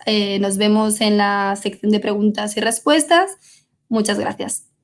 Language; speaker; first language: Spanish; native; Spanish